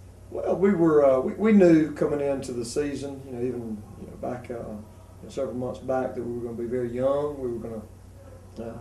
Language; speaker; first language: English; native; English